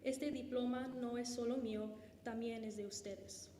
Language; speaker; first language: Spanish; early bilingual, heritage; Spanish